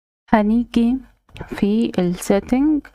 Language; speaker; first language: Arabic; native; Arabic